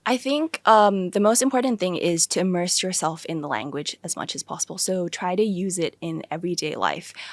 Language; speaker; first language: English; early bilingual, other home language; Thai